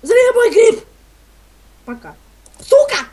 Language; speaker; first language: Russian; native; Russian